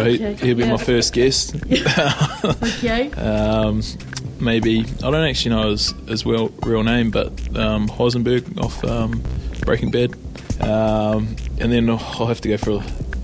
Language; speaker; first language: English; native; English